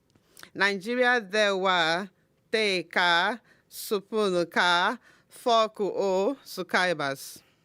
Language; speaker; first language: Japanese; non-native, learner; Igbo